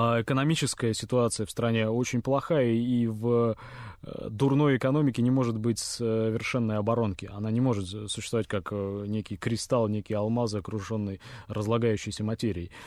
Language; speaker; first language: Russian; native; Russian